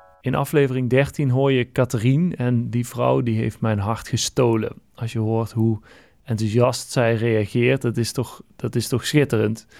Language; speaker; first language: Dutch; native; Dutch